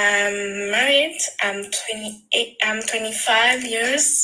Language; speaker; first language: English; non-native, learner; French